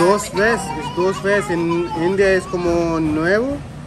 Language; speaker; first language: Spanish; non-native, learner; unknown